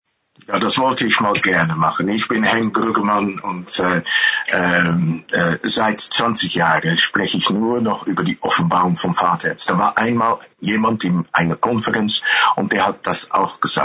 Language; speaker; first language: German; non-native, fluent; Dutch